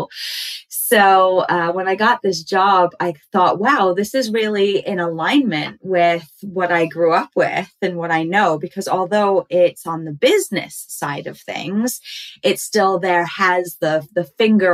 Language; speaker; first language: English; native; English